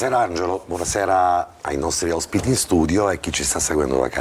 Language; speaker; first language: Italian; native; Italian